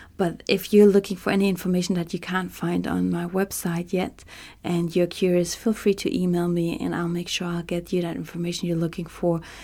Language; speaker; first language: English; non-native, fluent; German